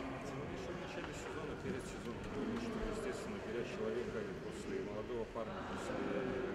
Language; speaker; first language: Russian; native; Russian